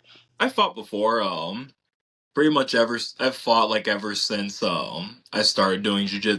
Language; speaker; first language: English; native; English